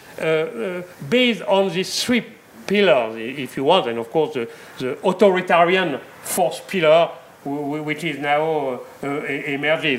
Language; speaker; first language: English; non-native, fluent; French